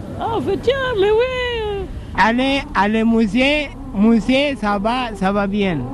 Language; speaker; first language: French; non-native, local second language; Wolof